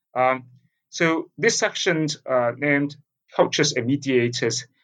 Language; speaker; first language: English; non-native, local second language; Cantonese